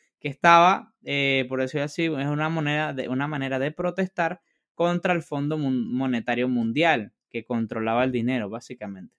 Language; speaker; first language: Spanish; native; Spanish